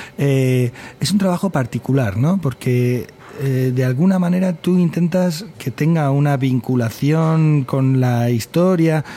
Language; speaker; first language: Spanish; native; Spanish